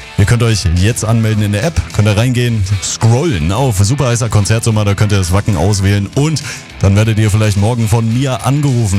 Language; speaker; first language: German; native; German